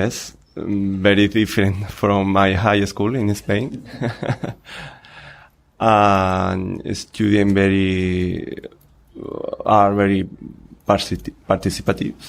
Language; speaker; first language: English; non-native, learner; Spanish